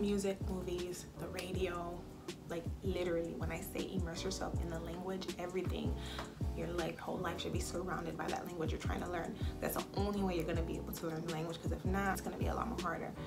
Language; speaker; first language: English; native; English